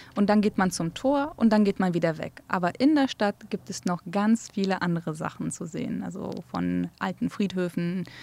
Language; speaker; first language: German; early bilingual, other home language; Central Kurdish